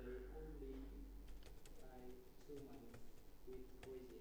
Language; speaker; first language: English; non-native, learner; Vietnamese